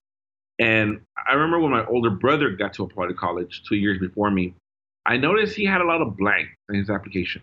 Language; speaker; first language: English; early bilingual, other home language; Spanish